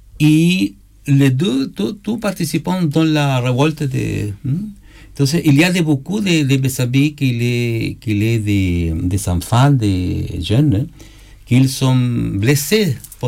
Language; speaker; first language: French; non-native, learner; Spanish